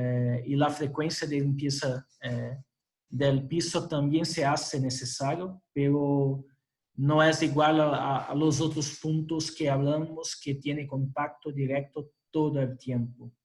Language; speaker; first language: Spanish; non-native, fluent; Portuguese